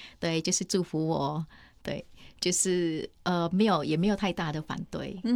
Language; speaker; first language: Chinese; non-native, fluent; Indonesian